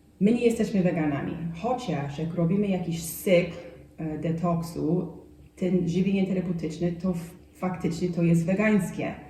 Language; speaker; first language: Polish; non-native, fluent; English